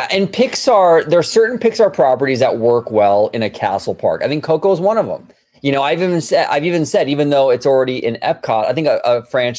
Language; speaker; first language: English; native; English